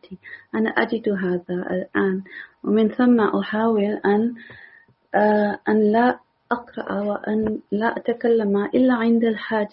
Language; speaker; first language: Arabic; non-native, learner; English